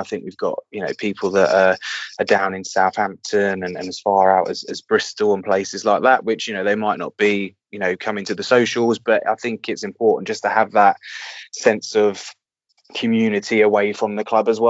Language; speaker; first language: English; native; English